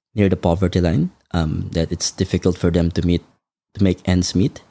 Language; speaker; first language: English; non-native, local second language; Filipino